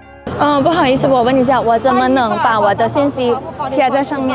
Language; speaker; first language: Chinese; non-native, fluent; Thai